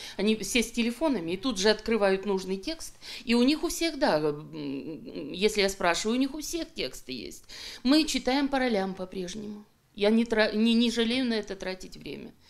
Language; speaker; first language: Russian; native; Russian